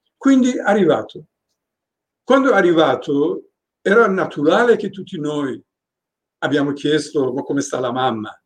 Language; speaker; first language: Italian; non-native, fluent; Persian